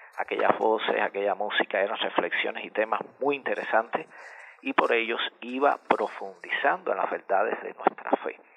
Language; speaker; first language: Spanish; native; Spanish